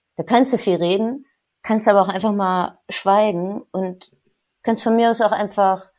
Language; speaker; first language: German; native; German